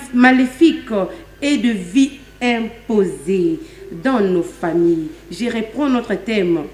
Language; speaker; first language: French; non-native, local second language; Lingala